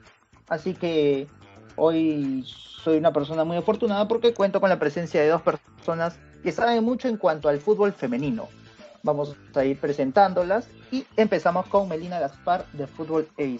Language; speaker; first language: Spanish; native; Spanish